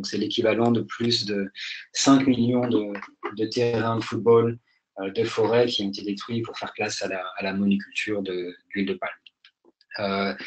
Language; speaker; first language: French; native; French